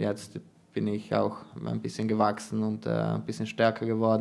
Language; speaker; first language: German; non-native, fluent; Italian